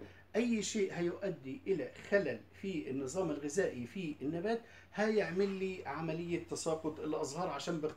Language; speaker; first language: Arabic; native; Arabic